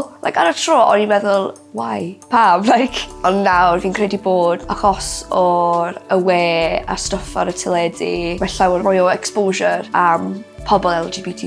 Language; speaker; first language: Welsh; non-native, local second language; English